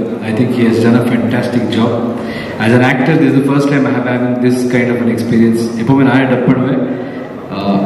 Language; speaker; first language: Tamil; non-native, learner; Kannada